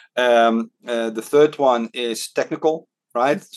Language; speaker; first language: English; non-native, fluent; Dutch